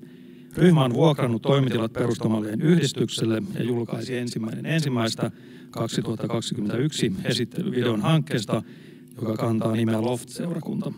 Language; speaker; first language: Finnish; native; Finnish